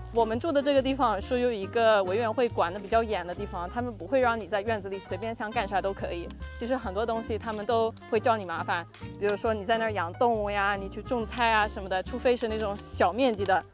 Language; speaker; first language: Chinese; non-native, fluent; English